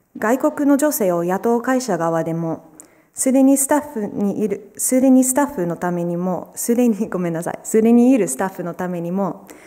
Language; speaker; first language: Japanese; non-native, fluent; English